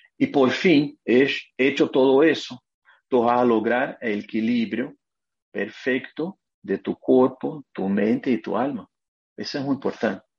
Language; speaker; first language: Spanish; non-native, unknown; Portuguese